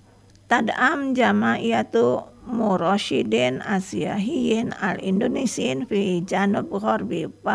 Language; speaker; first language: Arabic; non-native, fluent; Indonesian